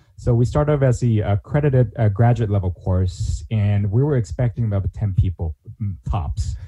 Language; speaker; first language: English; non-native, fluent; Korean